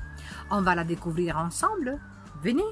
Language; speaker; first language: French; non-native, fluent; Italian